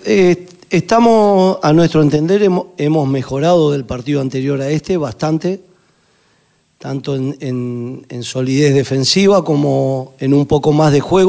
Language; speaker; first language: Spanish; native; Spanish